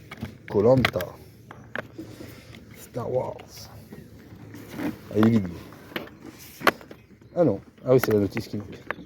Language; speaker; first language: French; native; French